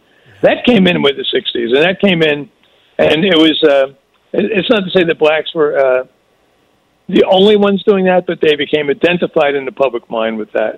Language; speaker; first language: English; native; English